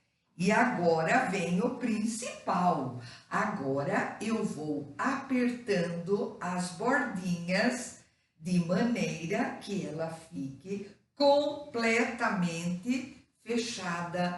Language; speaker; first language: Portuguese; native; Portuguese